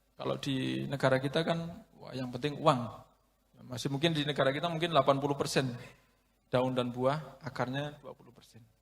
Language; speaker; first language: Indonesian; non-native, local second language; Javanese